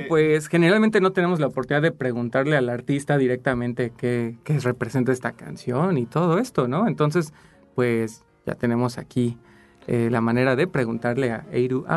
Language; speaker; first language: Spanish; native; Spanish